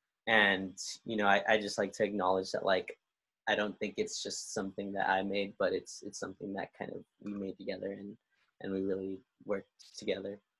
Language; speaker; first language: English; early bilingual, other home language; Spanish